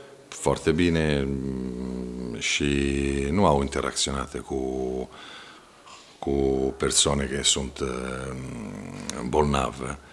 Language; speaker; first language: Romanian; non-native, fluent; Italian